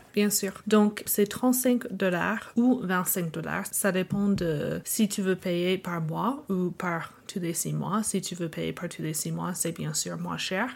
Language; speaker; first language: French; non-native, fluent; English